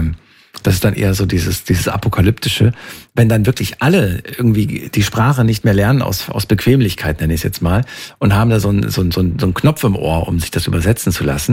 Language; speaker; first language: German; native; German